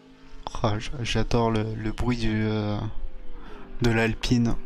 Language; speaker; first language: French; native; French